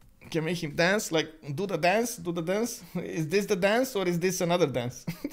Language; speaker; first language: English; non-native, fluent; Romanian